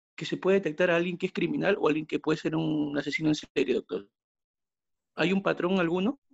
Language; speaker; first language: Spanish; native; Spanish